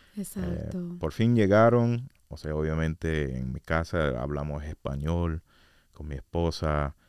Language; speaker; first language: Spanish; non-native, fluent; English